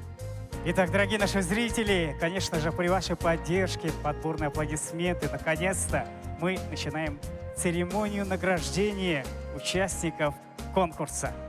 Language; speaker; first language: Russian; native; Russian